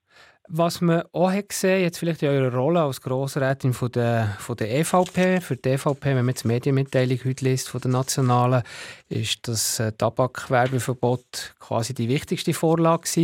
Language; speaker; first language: German; native; German